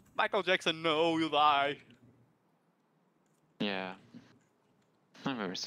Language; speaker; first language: English; non-native, learner; Portuguese